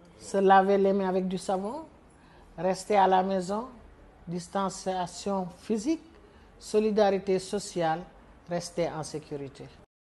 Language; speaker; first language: French; non-native, local second language; Wolof